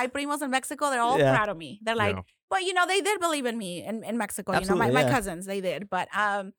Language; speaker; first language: English; non-native, fluent; Spanish